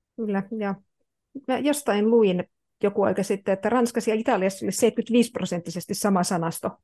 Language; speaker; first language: Finnish; native; Finnish